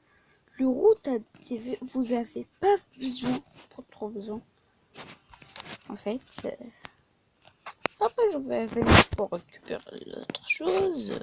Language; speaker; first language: French; non-native, learner; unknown